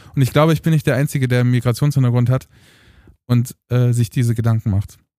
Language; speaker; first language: German; early bilingual, other home language; Romanian